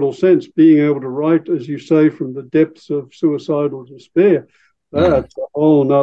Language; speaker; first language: English; native; English